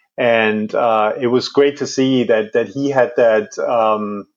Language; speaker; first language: English; non-native, fluent; German